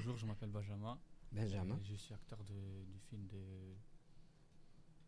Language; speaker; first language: French; non-native, learner; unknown